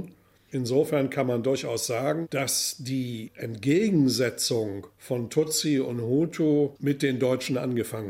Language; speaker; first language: German; native; German